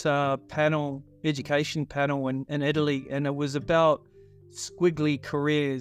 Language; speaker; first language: English; native; English